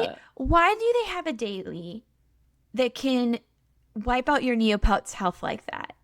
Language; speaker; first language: English; native; English